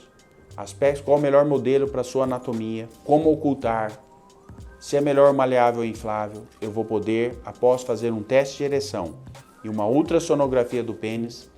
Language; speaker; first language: Portuguese; native; Portuguese